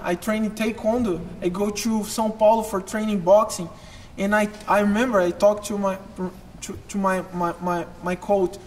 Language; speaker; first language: English; non-native, learner; Portuguese